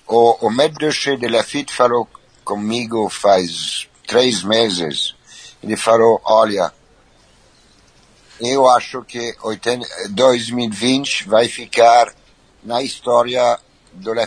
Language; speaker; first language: Portuguese; non-native, fluent; French